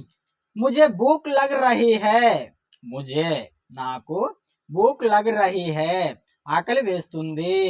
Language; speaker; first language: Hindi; non-native, local second language; Telugu